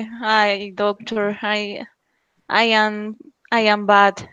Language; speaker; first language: English; non-native, learner; Spanish